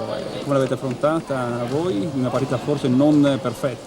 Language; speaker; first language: Italian; native; Italian